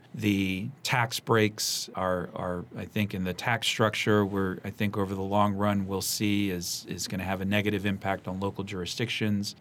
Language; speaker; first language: English; native; English